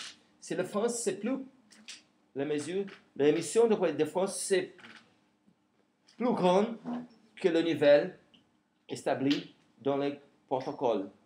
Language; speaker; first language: French; non-native, learner; Portuguese